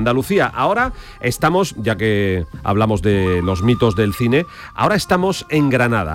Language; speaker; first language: Spanish; native; Spanish